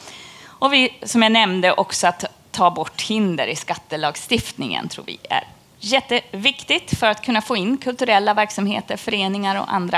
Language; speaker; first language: Swedish; native; Swedish